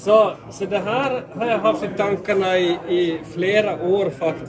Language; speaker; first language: Swedish; native; Swedish